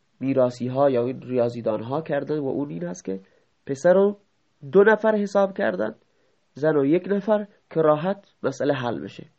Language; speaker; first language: Persian; non-native, local second language; Baluchi